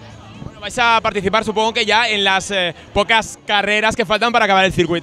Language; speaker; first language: Spanish; native; Spanish